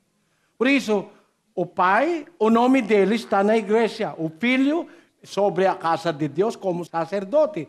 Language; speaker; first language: Portuguese; non-native, learner; Filipino